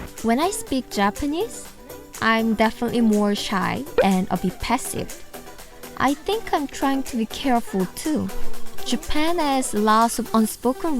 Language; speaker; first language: English; non-native, fluent; Korean